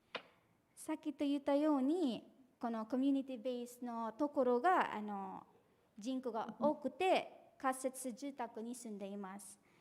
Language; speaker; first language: Japanese; non-native, fluent; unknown